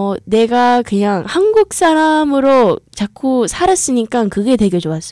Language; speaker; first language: Korean; early bilingual, heritage; English